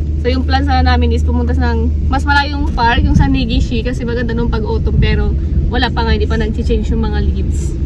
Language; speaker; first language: Filipino; native; Filipino